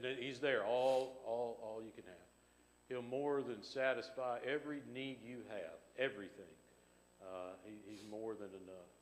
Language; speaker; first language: English; native; English